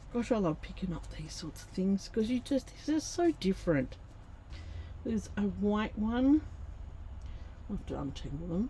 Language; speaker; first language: English; native; English